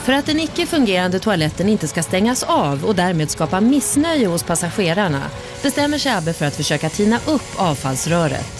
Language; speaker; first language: Swedish; native; Swedish